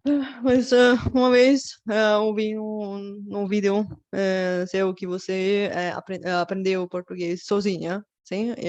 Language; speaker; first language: Portuguese; non-native, learner; Bulgarian